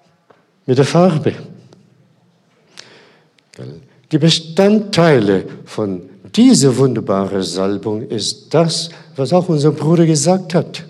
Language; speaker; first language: German; non-native, fluent; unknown